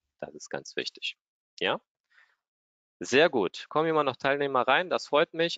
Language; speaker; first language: German; native; German